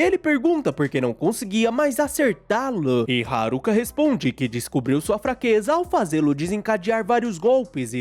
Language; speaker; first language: Portuguese; native; Portuguese